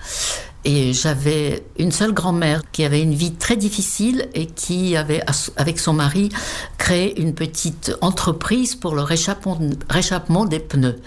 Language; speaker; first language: French; non-native, fluent; Czech